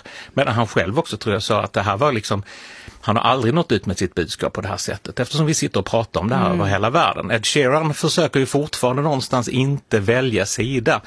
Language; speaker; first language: Swedish; native; Swedish